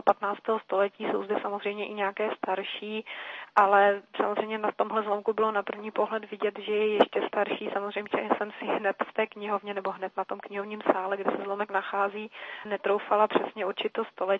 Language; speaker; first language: Czech; native; Czech